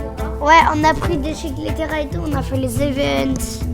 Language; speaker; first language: French; native; French